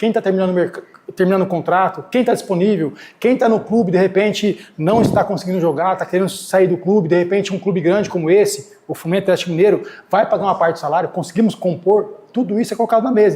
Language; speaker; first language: Portuguese; native; Portuguese